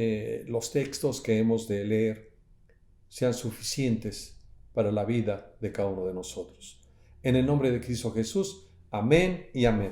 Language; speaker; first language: Spanish; native; Spanish